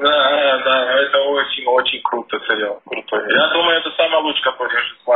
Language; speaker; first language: Russian; non-native, fluent; Portuguese